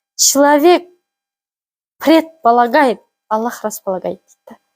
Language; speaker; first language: Russian; non-native, local second language; Kazakh